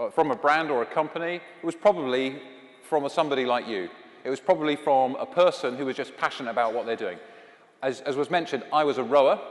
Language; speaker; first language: English; native; English